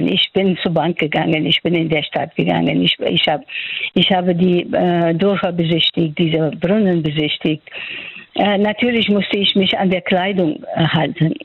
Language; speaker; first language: German; non-native, fluent; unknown